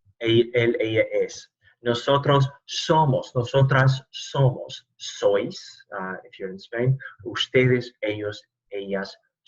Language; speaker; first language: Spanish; non-native, fluent; English